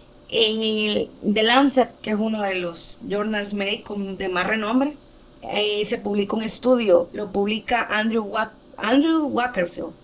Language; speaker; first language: Spanish; native; Spanish